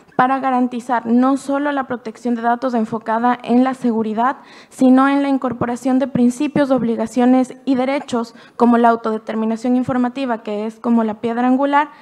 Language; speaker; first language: Spanish; native; Spanish